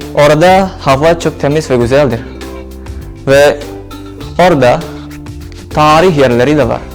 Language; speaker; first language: Turkish; non-native, learner; Indonesian